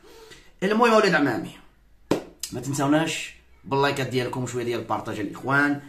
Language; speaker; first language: Arabic; native; Arabic